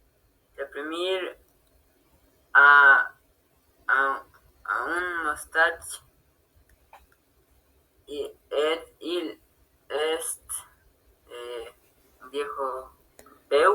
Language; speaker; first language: French; non-native, learner; Spanish